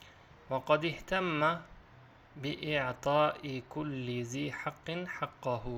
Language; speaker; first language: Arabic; non-native, fluent; Uzbek